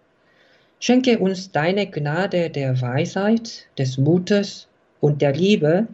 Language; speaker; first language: German; non-native, fluent; Korean